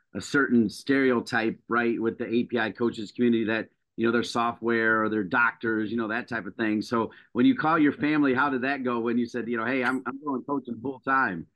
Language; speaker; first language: English; native; English